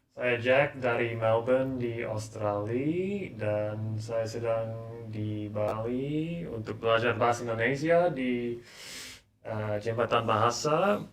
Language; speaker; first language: Indonesian; non-native, learner; English